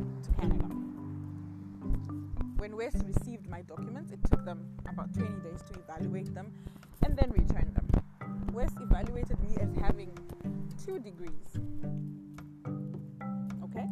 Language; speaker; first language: English; non-native, local second language; Shona